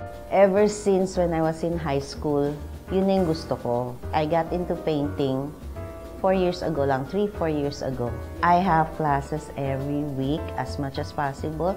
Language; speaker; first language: English; non-native, local second language; Filipino